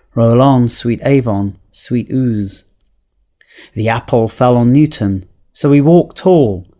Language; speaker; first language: English; native; English